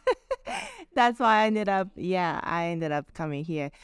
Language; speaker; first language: English; non-native, fluent; Japanese